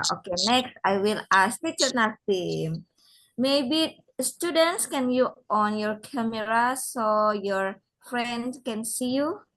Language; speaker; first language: English; non-native, learner; Indonesian